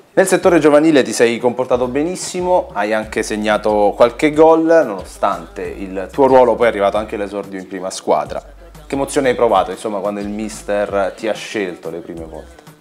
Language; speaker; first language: Italian; native; Italian